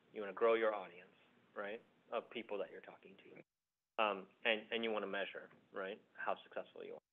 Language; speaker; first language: English; early bilingual, other home language; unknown